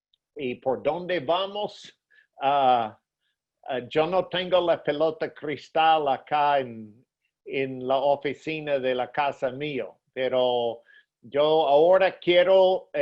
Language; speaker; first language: Spanish; non-native, fluent; English